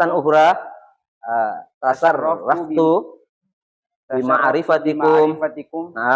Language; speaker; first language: Arabic; non-native, fluent; Indonesian